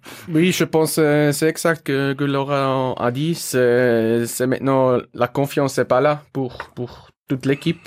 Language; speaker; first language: French; non-native, learner; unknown